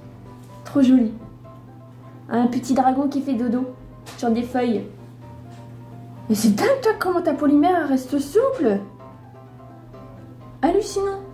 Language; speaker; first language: French; native; French